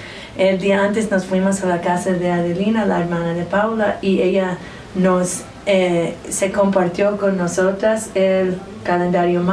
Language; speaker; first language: Spanish; non-native, fluent; English